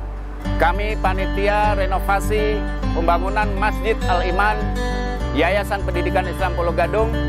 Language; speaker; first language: Indonesian; native; Indonesian